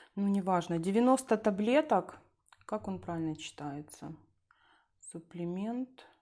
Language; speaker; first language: Russian; non-native, local second language; Ukrainian